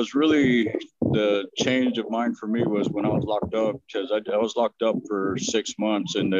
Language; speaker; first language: English; native; English